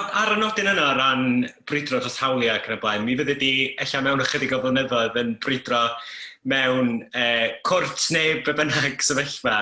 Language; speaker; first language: Welsh; native; Welsh